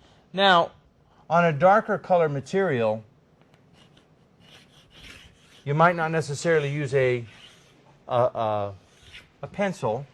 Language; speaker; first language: English; native; English